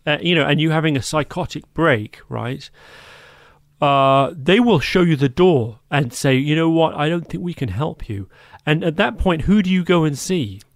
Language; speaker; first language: English; native; English